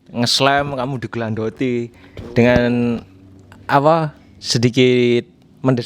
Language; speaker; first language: Indonesian; native; Indonesian